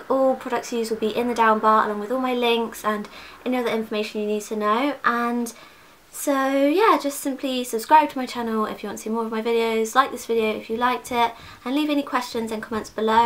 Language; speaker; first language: English; native; English